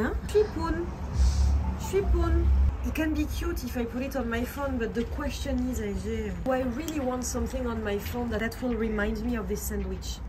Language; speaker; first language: English; non-native, learner; French